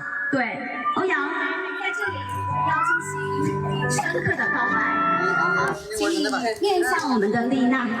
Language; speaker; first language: Chinese; native; Chinese